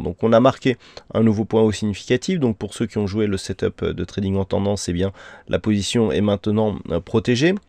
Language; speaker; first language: French; native; French